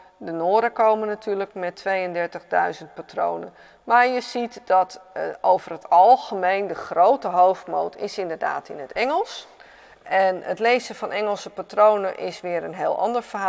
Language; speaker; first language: Dutch; native; Dutch